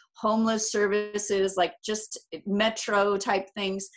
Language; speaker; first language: English; native; English